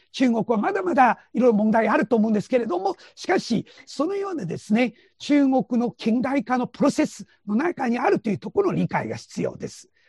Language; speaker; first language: Japanese; non-native, fluent; Chinese